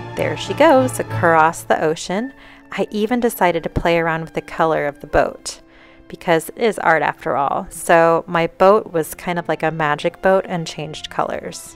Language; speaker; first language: English; native; English